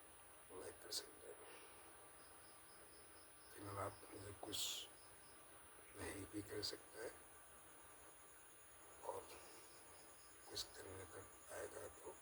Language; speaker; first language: Hindi; non-native, local second language; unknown